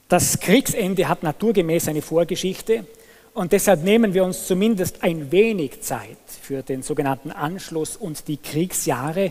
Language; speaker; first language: German; native; German